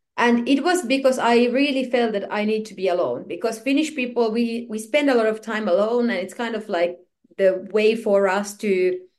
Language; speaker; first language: English; non-native, fluent; Finnish